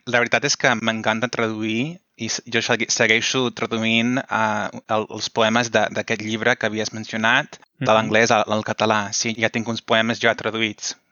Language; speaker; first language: Catalan; non-native, fluent; English